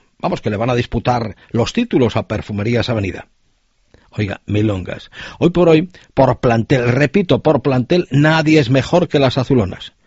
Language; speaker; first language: Spanish; native; Spanish